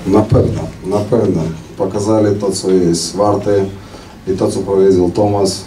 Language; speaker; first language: Polish; non-native, fluent; Russian